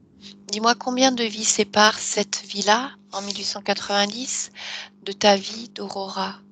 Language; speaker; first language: French; native; French